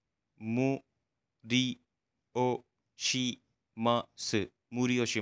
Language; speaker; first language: Japanese; non-native, fluent; Hindi